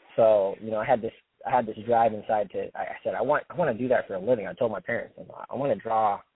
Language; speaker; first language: English; native; English